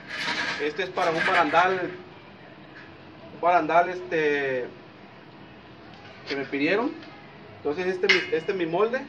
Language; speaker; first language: Spanish; native; Spanish